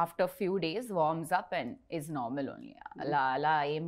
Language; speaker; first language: Telugu; non-native, learner; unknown